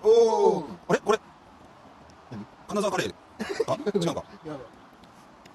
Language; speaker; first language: Japanese; native; Japanese